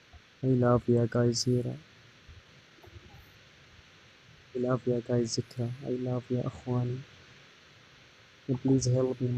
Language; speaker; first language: English; non-native, learner; Arabic